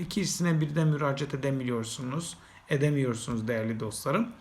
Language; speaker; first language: Turkish; native; Turkish